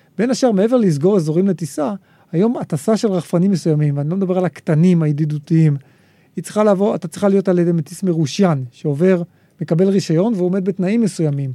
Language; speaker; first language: Hebrew; native; Hebrew